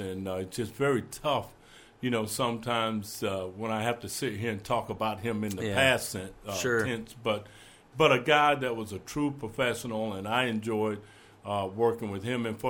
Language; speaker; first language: English; native; English